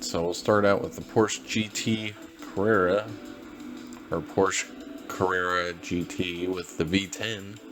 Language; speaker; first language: English; native; English